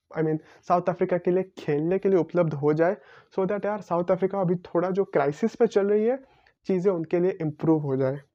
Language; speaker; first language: Hindi; non-native, local second language; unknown